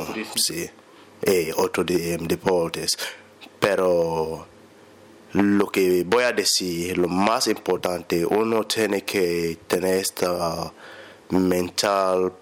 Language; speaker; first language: Spanish; non-native, learner; English